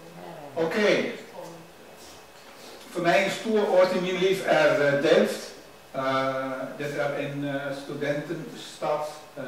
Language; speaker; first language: Swedish; non-native, learner; Dutch